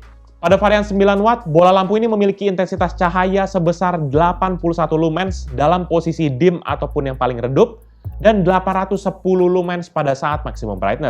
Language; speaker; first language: Indonesian; native; Indonesian